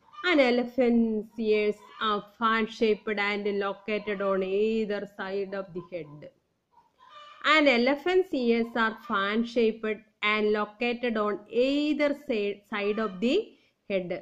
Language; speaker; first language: English; non-native, local second language; Malayalam